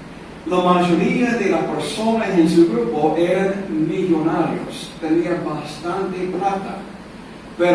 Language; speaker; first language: Spanish; non-native, fluent; English